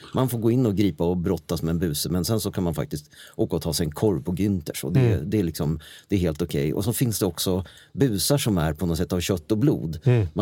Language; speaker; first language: Swedish; native; Swedish